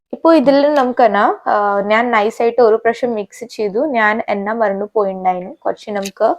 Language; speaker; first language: Malayalam; non-native, local second language; Hindi